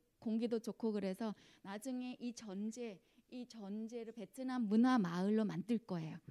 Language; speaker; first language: Korean; non-native, fluent; Vietnamese